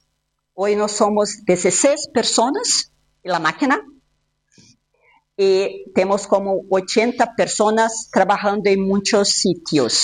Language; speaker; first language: Spanish; non-native, fluent; Portuguese